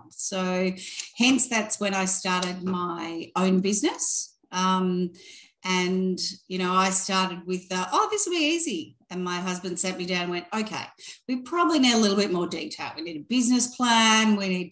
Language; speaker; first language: English; native; English